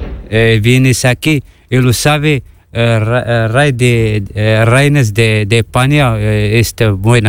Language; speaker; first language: Spanish; non-native, learner; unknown